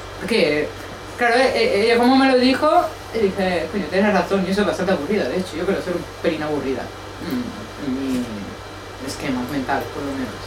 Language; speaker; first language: Spanish; non-native, fluent; Italian